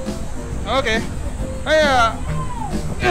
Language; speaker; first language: English; non-native, fluent; Indonesian